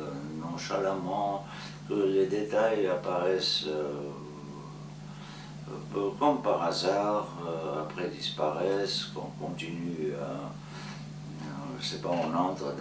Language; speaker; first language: French; non-native, fluent; Georgian